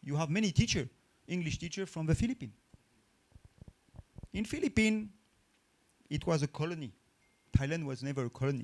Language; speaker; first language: English; non-native, fluent; French